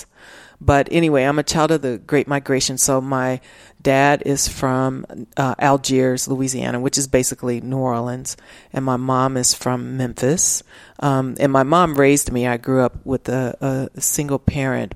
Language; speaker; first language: English; native; English